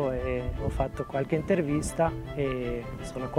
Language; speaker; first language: Italian; non-native, fluent; Arabic